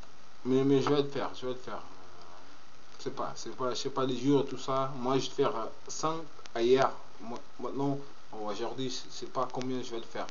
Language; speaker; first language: French; non-native, learner; Portuguese